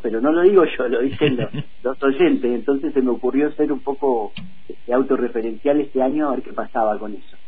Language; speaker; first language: Spanish; native; Spanish